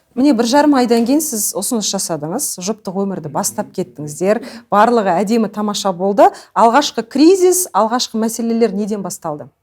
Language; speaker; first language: Kazakh; native; Kazakh